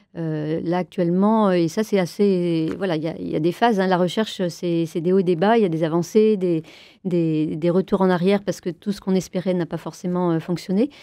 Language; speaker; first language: French; native; French